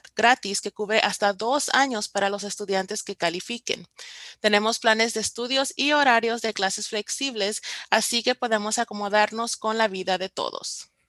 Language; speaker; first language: Spanish; early bilingual, heritage; Spanish